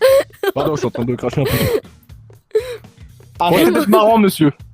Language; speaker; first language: French; native; French